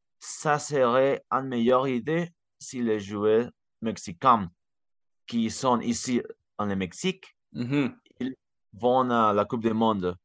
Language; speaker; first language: French; non-native, learner; Spanish